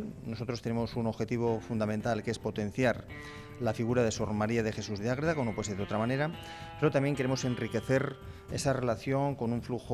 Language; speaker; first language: Spanish; native; Spanish